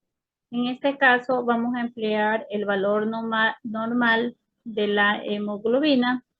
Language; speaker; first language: Spanish; native; Spanish